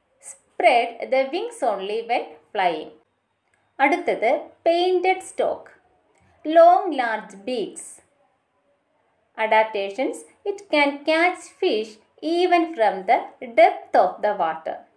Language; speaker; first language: English; non-native, local second language; Malayalam